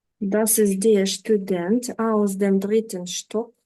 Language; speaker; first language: German; non-native, fluent; Ukrainian